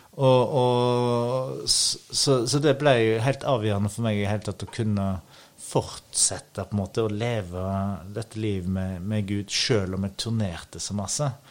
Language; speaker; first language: Norwegian; native; Norwegian